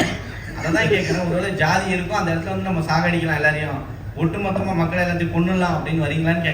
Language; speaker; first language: Tamil; native; Tamil